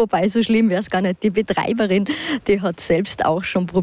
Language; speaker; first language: German; native; German